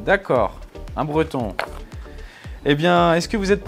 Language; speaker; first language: French; native; French